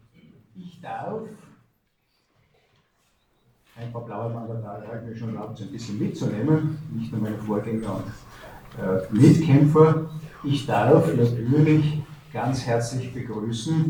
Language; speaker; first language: German; native; German